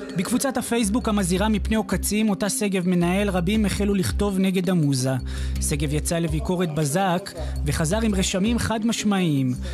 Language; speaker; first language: Hebrew; native; Hebrew